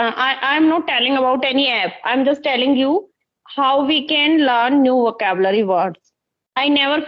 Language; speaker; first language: English; non-native, local second language; Hindi